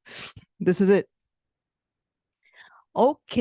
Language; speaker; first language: English; non-native, fluent; Russian